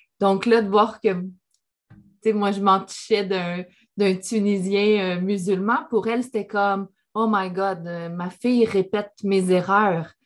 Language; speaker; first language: French; native; French